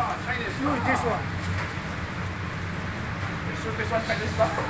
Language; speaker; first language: English; non-native, learner; Burmese